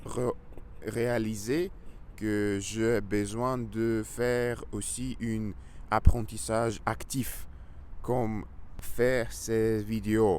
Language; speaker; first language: French; non-native, learner; Russian